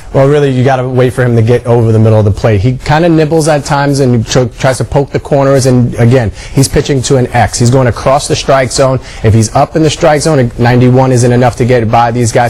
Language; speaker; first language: English; native; English